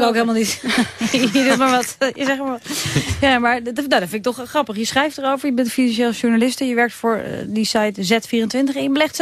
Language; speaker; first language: Dutch; native; Dutch